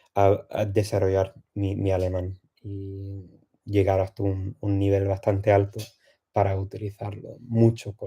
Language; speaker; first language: Spanish; non-native, fluent; English